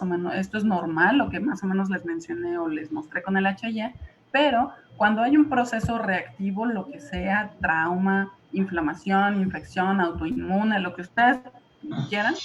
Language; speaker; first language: Spanish; native; Spanish